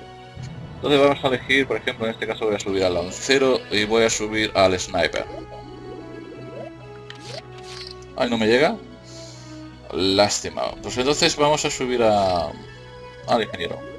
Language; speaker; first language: Spanish; native; Spanish